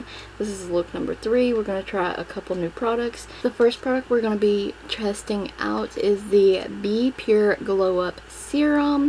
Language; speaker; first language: English; native; English